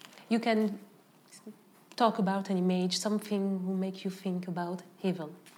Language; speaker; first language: English; non-native, learner; French